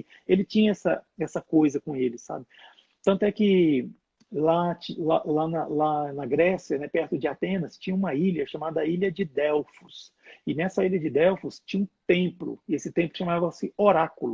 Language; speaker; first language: Portuguese; native; Portuguese